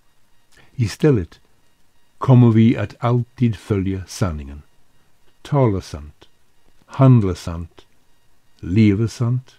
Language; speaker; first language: Swedish; non-native, fluent; English